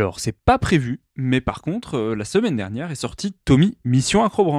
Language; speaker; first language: French; native; French